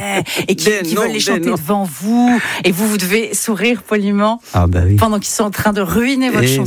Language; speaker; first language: French; native; French